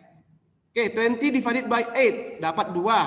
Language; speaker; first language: English; non-native, local second language; Indonesian